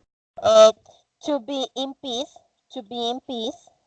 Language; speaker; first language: English; non-native, fluent; Spanish